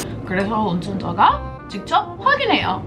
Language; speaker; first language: Korean; non-native, fluent; English